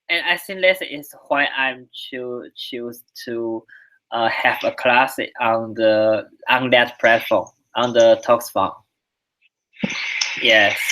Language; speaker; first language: English; non-native, learner; Chinese